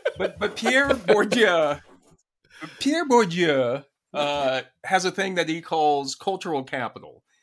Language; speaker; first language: English; native; English